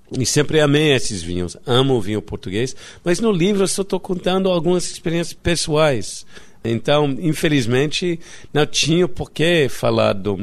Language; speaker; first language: Portuguese; non-native, fluent; English